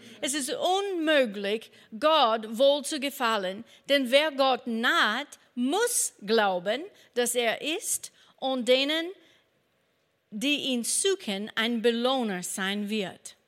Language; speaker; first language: German; non-native, fluent; English